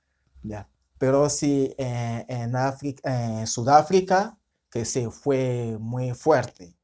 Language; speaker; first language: Spanish; non-native, fluent; French